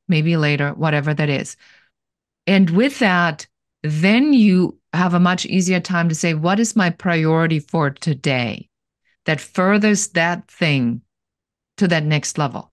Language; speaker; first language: English; non-native, fluent; German